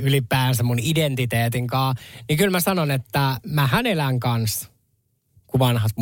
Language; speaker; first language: Finnish; native; Finnish